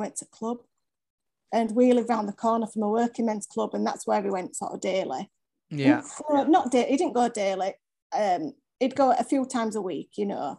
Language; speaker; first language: English; native; English